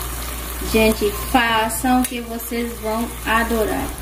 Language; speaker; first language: Portuguese; non-native, fluent; Haitian Creole